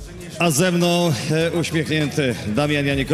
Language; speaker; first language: Polish; native; Polish